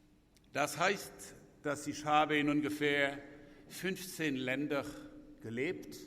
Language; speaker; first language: German; non-native, local second language; French